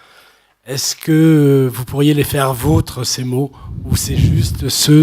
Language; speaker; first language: French; native; French